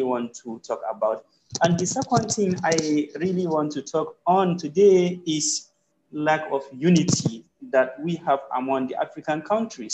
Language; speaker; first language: English; non-native, local second language; Hausa